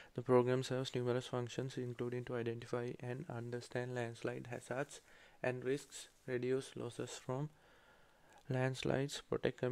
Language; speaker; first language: English; non-native, local second language; Sinhala